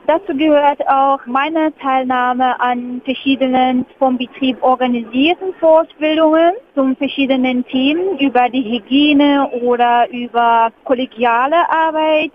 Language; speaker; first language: German; non-native, fluent; Arabic